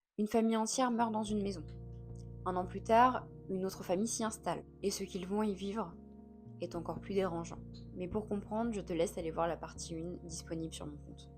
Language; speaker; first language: French; native; French